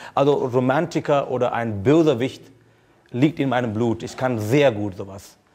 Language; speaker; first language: German; non-native, fluent; Hindi